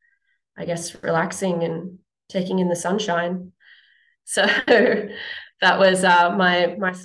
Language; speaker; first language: English; native; English